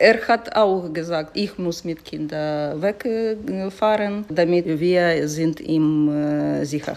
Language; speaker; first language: German; non-native, learner; Ukrainian